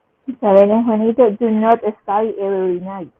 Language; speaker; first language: English; non-native, learner; Spanish